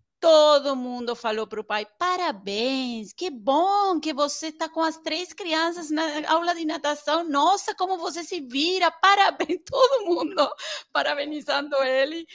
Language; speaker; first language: Portuguese; non-native, fluent; Spanish